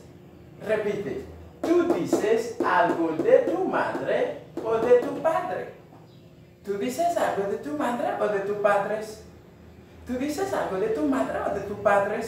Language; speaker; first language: Spanish; non-native, fluent; Haitian Creole